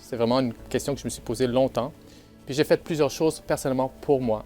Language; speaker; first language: French; native; French